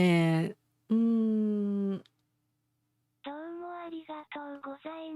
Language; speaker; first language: Japanese; non-native, learner; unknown